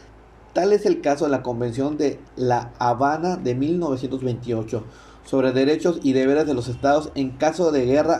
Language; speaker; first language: Spanish; native; Spanish